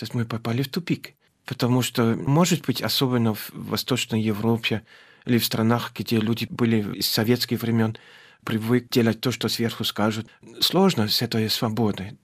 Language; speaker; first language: Russian; non-native, fluent; German